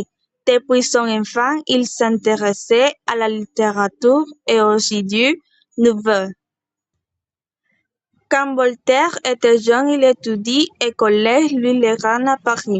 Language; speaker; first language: French; non-native, learner; Spanish